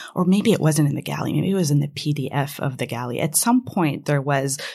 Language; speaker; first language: English; non-native, fluent; Hebrew